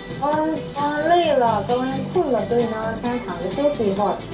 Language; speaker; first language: Chinese; non-native, fluent; Korean